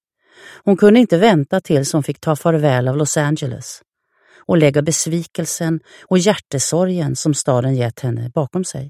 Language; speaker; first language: Swedish; native; Swedish